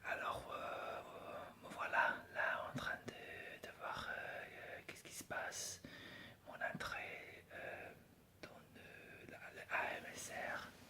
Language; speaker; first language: French; non-native, fluent; English